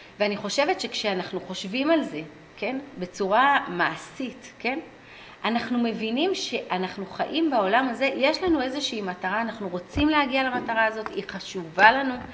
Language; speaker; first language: Hebrew; early bilingual, other home language; English